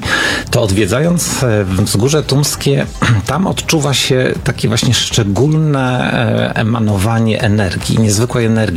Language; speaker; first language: Polish; native; Polish